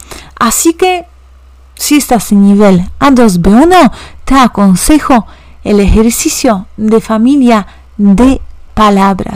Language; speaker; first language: Spanish; non-native, fluent; Polish